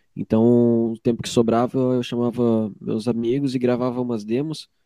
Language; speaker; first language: Portuguese; native; Portuguese